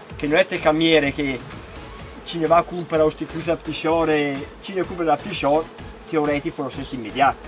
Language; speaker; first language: Romanian; non-native, fluent; Italian